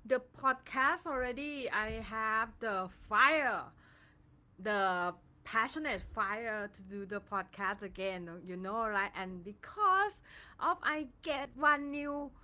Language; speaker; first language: English; non-native, learner; Thai